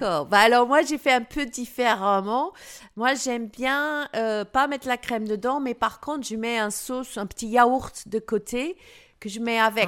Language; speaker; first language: French; non-native, fluent; English